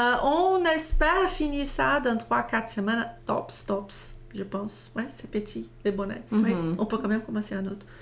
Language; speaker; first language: French; non-native, fluent; Portuguese